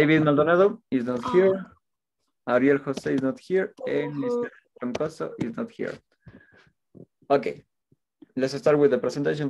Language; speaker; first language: English; non-native, fluent; Spanish